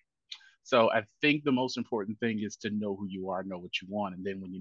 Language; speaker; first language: English; native; English